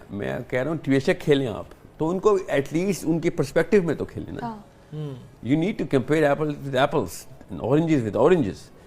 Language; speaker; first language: Urdu; native; Urdu